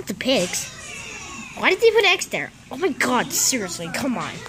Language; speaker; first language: English; native; English